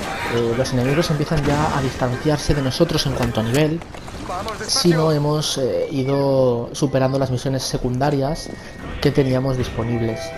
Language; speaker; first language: Spanish; native; Spanish